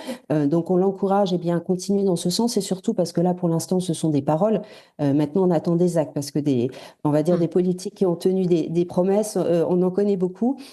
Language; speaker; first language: French; native; French